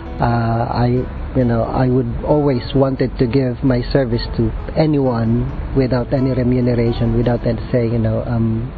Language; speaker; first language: English; non-native, local second language; Filipino